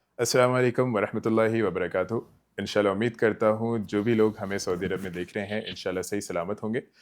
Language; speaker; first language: Urdu; native; Urdu